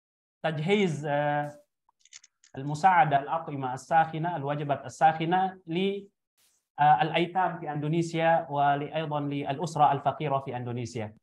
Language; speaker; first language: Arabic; non-native, fluent; Indonesian